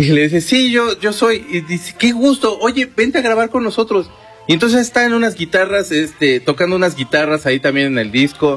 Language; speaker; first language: Spanish; native; Spanish